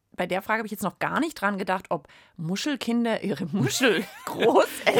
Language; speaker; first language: German; native; German